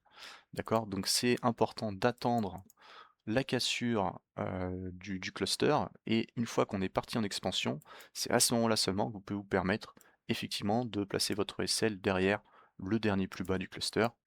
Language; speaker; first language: French; native; French